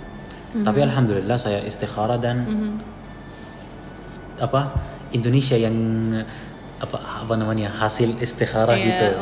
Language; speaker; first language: Indonesian; non-native, fluent; Arabic